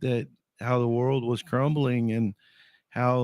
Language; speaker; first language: English; native; English